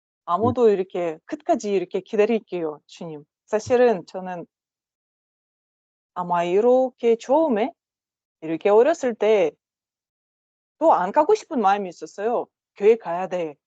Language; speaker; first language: Korean; non-native, learner; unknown